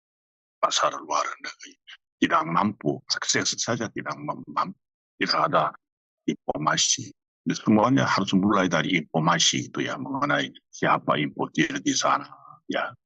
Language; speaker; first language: Indonesian; non-native, fluent; Korean